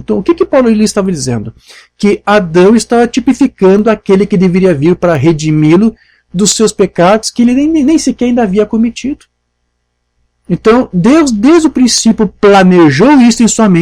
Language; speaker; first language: Portuguese; native; Portuguese